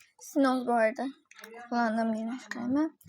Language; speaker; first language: Turkish; native; Turkish